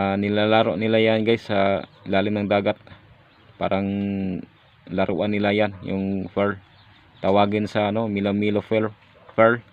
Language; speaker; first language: Filipino; non-native, local second language; Cebuano